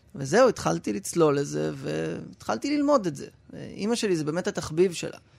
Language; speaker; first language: Hebrew; native; Hebrew